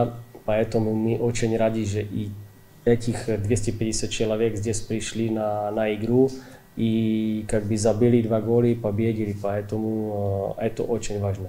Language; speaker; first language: Russian; non-native, fluent; Czech